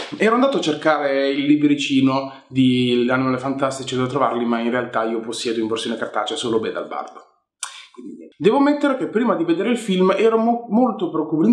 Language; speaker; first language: Italian; native; Italian